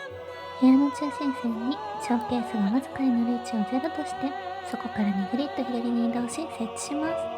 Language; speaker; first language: Japanese; native; Japanese